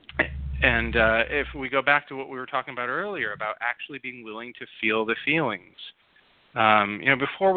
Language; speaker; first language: English; native; English